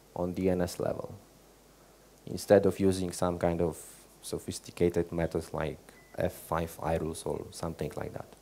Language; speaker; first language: English; non-native, fluent; Polish